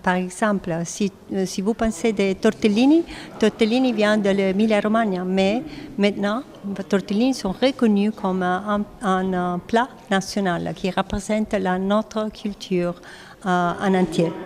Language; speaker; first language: French; non-native, fluent; Italian